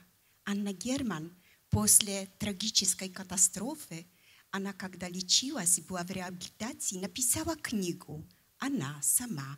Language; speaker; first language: Russian; non-native, fluent; Polish